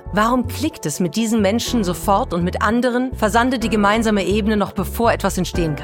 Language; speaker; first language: German; native; German